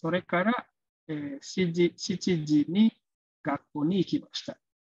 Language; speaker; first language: Japanese; non-native, fluent; Indonesian